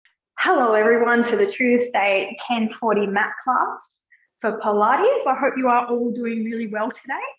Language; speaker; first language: English; native; English